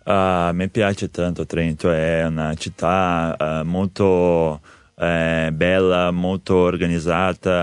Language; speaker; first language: Italian; non-native, learner; Portuguese